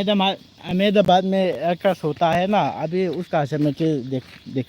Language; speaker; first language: Hindi; non-native, local second language; Thado Chin